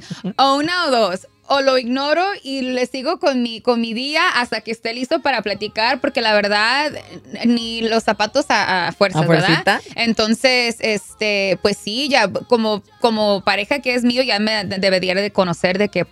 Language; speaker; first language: Spanish; early bilingual, heritage; Spanish